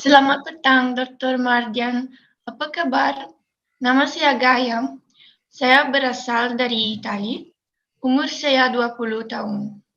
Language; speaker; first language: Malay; non-native, learner; Italian